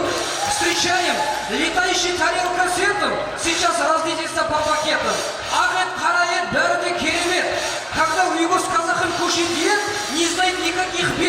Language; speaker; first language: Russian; non-native, local second language; Uyghur